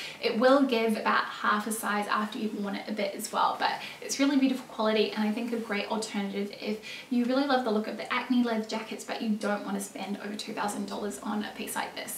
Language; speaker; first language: English; native; English